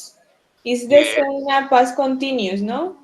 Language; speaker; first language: English; non-native, learner; Spanish